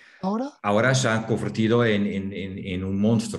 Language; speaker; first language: Spanish; non-native, fluent; Dutch